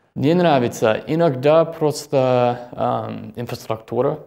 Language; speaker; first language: Russian; non-native, fluent; English